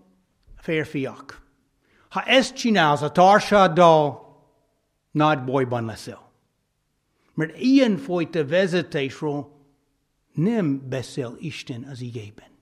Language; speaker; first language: Hungarian; non-native, fluent; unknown